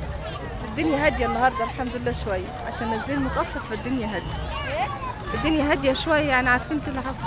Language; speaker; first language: Arabic; native; Arabic